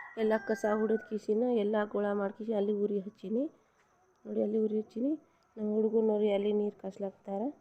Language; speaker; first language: Kannada; non-native, local second language; Lambadi